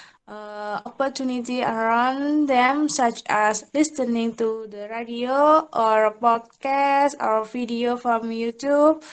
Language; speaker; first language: English; non-native, learner; Indonesian